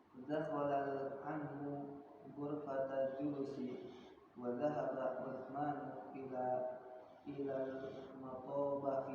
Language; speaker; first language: Arabic; non-native, learner; Indonesian